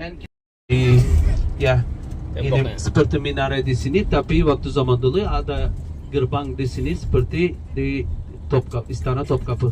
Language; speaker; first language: Indonesian; non-native, fluent; Turkish